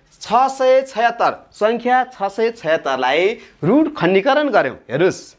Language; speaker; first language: Nepali; native; Nepali